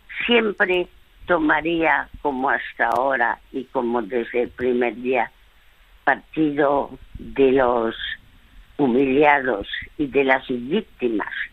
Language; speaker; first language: Spanish; early bilingual, other home language; French